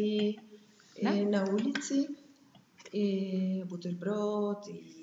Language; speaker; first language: Russian; non-native, learner; German